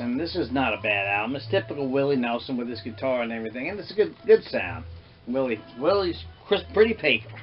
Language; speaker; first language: English; native; English